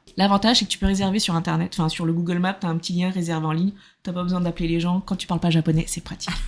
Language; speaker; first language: French; native; French